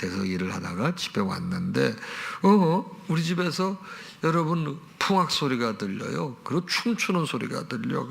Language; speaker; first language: Korean; native; Korean